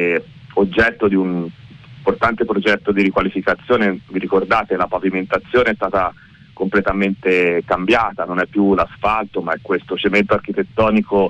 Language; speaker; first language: Italian; native; Italian